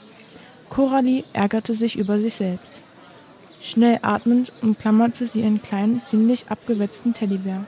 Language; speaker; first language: German; native; German